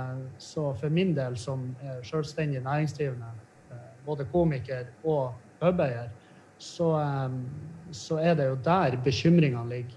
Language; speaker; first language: Norwegian; native; Norwegian